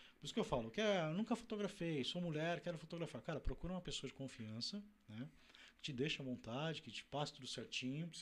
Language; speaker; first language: Portuguese; native; Portuguese